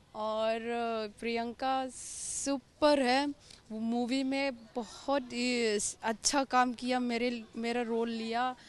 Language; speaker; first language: Hindi; non-native, local second language; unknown